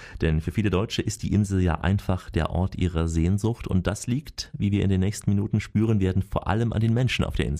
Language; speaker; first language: German; native; German